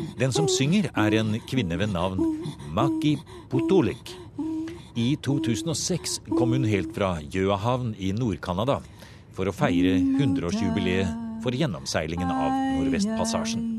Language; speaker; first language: Norwegian; native; Norwegian